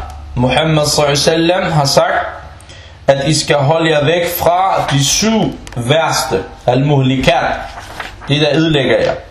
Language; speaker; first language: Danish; early bilingual, other home language; Arabic